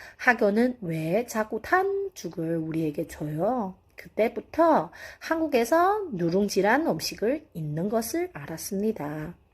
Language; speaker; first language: Korean; non-native, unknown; Chinese